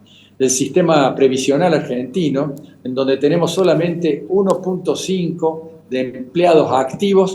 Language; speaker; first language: Spanish; native; Spanish